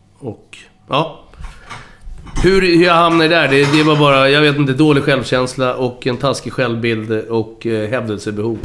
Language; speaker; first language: Swedish; native; Swedish